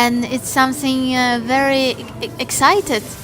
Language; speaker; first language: English; non-native, learner; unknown